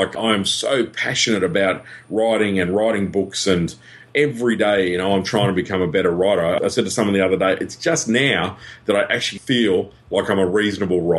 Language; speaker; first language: English; native; English